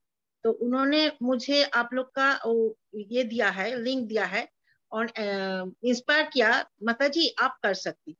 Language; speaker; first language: Hindi; non-native, local second language; Bangla